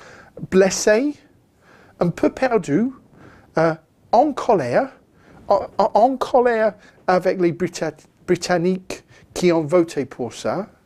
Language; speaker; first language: French; non-native, fluent; English